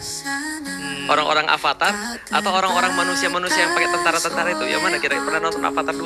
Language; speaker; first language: Indonesian; native; Indonesian